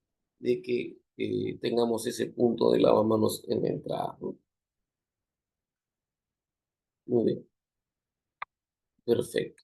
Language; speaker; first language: Spanish; native; Spanish